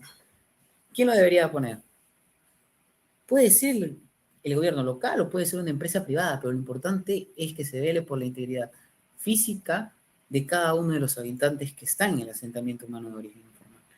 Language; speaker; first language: Spanish; native; Spanish